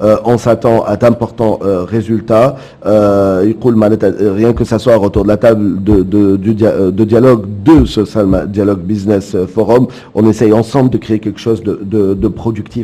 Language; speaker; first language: French; non-native, local second language; Arabic